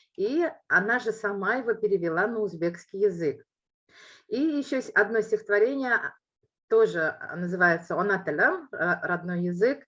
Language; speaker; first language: Russian; non-native, local second language; Uzbek